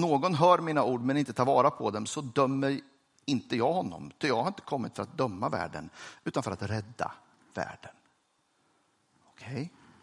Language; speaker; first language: Swedish; native; Swedish